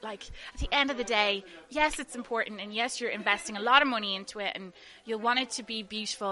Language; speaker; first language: English; native; English